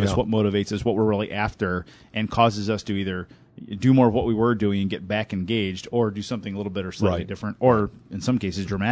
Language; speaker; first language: English; native; English